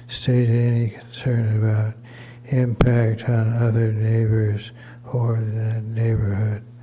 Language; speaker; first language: English; native; English